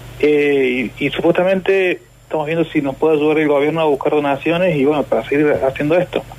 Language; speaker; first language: Spanish; native; Spanish